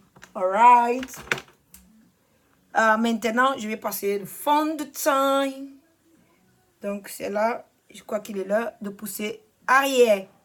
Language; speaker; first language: French; non-native, learner; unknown